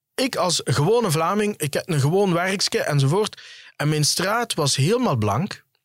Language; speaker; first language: Dutch; early bilingual, other home language; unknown